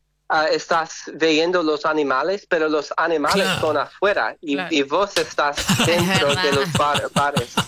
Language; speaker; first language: Spanish; non-native, fluent; English